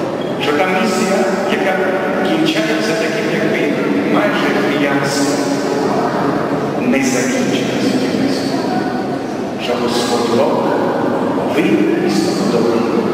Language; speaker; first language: Ukrainian; non-native, local second language; Rusyn